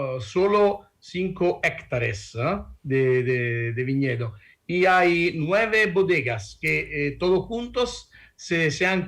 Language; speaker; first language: Spanish; non-native, learner; Italian